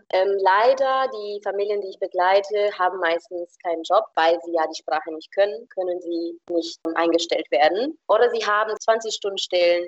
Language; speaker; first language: German; non-native, fluent; Romanian